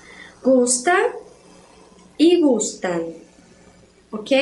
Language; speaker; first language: Spanish; non-native, fluent; Portuguese